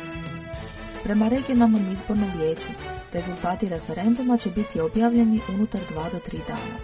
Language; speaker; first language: Croatian; native; Croatian